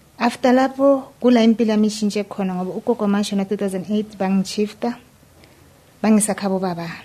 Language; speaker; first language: Zulu; native; Zulu